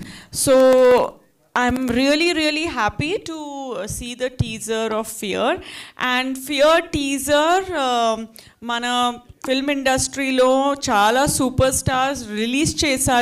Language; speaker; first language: Telugu; non-native, fluent; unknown